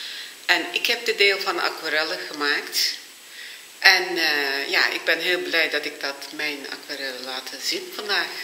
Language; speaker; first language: Dutch; non-native, fluent; Turkish